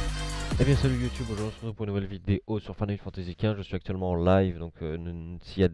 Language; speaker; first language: French; native; French